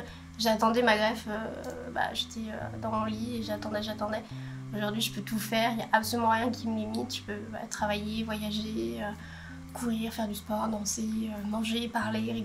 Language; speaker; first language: French; native; French